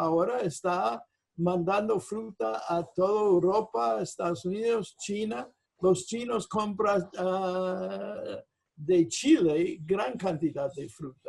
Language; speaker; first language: Spanish; non-native, fluent; English